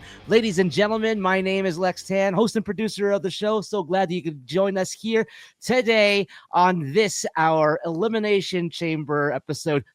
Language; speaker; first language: English; native; English